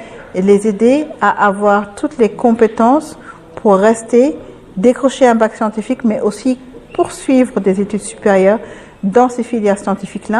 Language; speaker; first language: French; non-native, local second language; Wolof